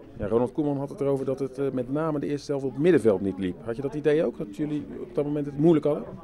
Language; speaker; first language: Dutch; native; Dutch